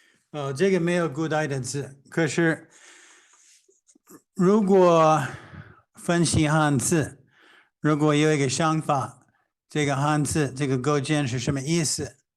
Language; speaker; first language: Chinese; non-native, fluent; English